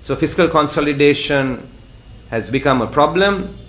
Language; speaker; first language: English; non-native, local second language; Sinhala